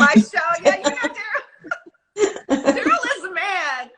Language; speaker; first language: English; native; English